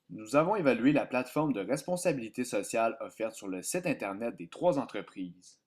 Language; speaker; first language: French; native; French